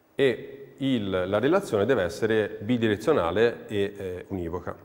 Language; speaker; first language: Italian; native; Italian